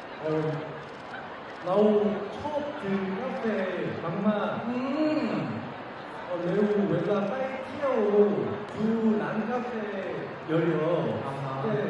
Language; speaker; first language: Thai; non-native, learner; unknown